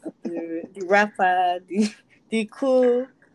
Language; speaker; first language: English; non-native, local second language; Yoruba